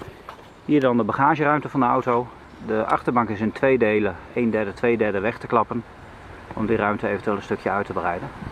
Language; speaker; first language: Dutch; native; Dutch